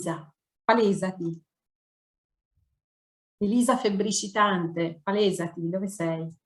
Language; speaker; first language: Italian; native; Italian